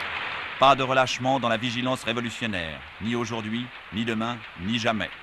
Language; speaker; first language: French; native; French